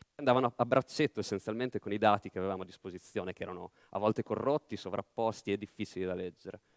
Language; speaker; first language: Italian; native; Italian